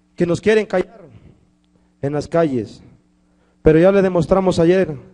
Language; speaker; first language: Spanish; native; Spanish